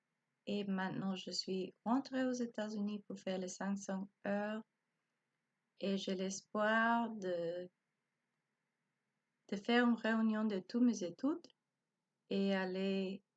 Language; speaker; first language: French; non-native, learner; Spanish